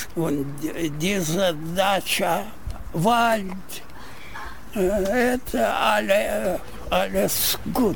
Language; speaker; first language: German; non-native, learner; Russian